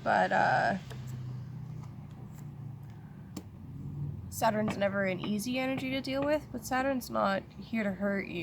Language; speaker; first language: English; native; English